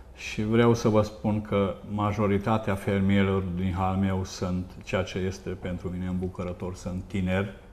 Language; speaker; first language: Romanian; non-native, local second language; Hungarian